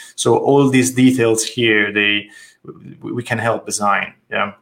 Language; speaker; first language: English; non-native, fluent; Italian